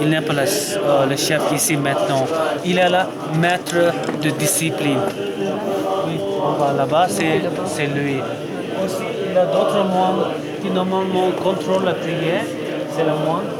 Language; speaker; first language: French; non-native, learner; Tibetan